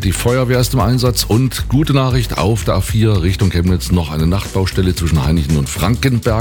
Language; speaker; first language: German; native; German